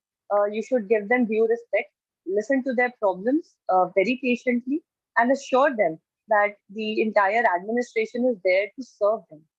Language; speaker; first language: English; non-native, local second language; Hindi